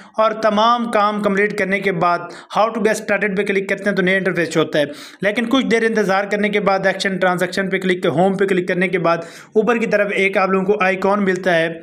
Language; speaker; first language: Urdu; non-native, local second language; Punjabi